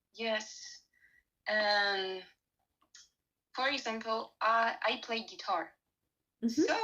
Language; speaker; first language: English; non-native, learner; French